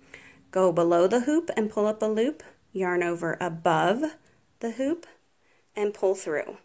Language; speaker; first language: English; native; English